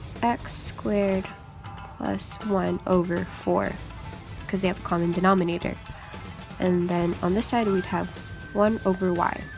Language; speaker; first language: English; native; English